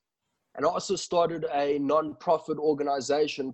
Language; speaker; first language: English; native; English